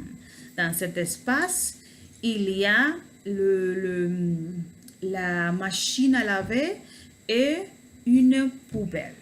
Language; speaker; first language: French; non-native, learner; Spanish